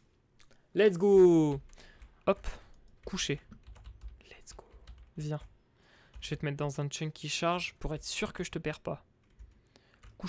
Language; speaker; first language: French; native; French